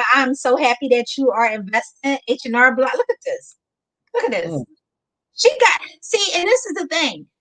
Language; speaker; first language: English; native; English